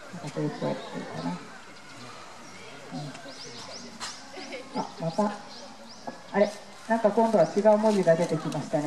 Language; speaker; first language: Japanese; native; Japanese